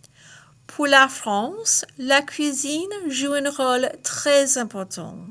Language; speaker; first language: French; non-native, fluent; English